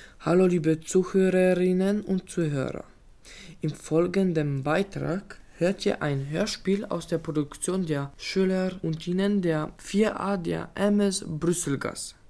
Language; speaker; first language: German; native; German